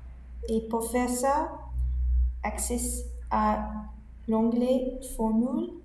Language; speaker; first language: French; non-native, learner; English